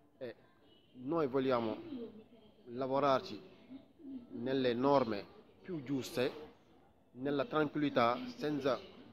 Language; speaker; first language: Italian; non-native, fluent; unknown